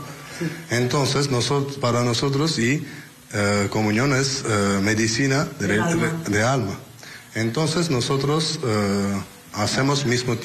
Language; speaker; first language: Spanish; non-native, learner; Armenian